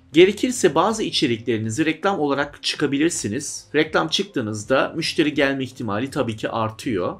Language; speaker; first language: Turkish; early bilingual, heritage; Turkish